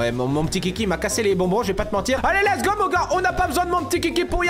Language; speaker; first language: French; native; French